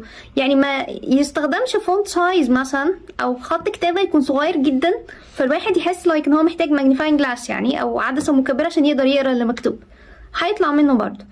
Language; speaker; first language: Arabic; native; Arabic